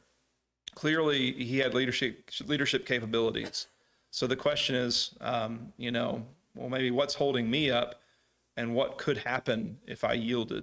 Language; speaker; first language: English; native; English